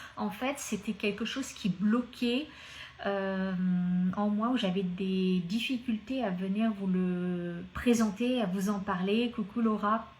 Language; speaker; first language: French; native; French